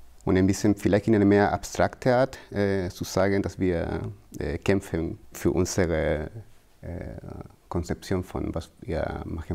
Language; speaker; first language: German; non-native, fluent; Spanish